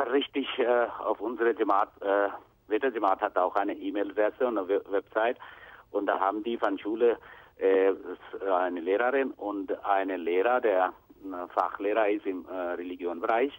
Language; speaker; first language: German; non-native, fluent; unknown